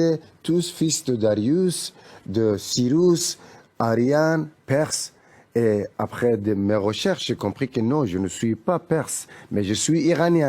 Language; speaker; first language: French; non-native, fluent; Persian